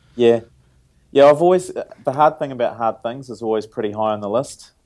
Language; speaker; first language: English; native; English